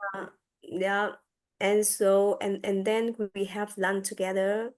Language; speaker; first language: English; non-native, learner; French